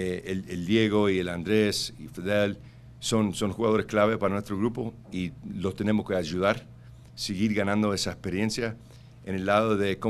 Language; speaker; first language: Spanish; early bilingual, heritage; Spanish